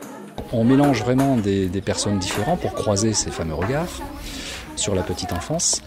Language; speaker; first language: French; native; French